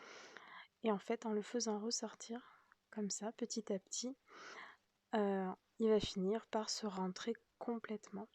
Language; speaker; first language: French; native; French